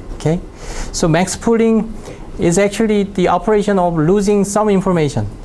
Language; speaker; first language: English; non-native, fluent; Korean